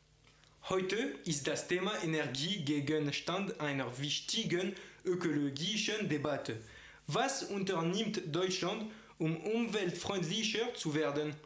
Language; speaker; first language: German; non-native, fluent; French